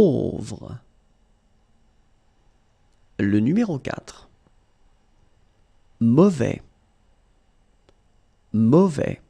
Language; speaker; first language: French; native; French